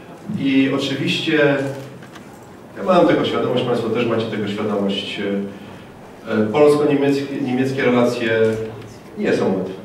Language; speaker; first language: Polish; native; Polish